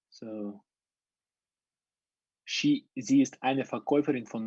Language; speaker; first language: German; non-native, fluent; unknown